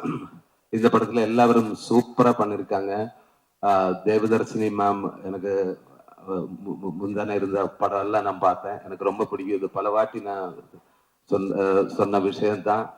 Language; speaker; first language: Tamil; non-native, learner; Malayalam